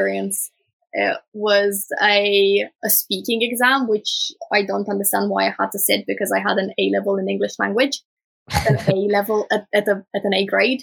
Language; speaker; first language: English; early bilingual, other home language; Romanian